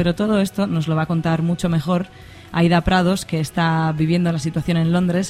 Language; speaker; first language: Spanish; native; Spanish